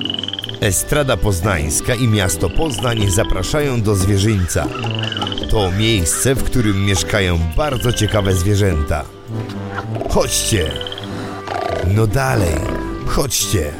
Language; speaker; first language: Polish; native; Polish